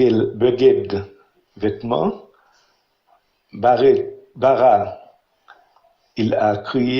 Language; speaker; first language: French; non-native, learner; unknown